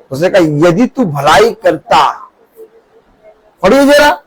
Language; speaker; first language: Hindi; native; Hindi